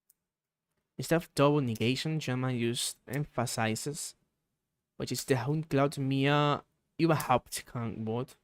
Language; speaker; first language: German; non-native, learner; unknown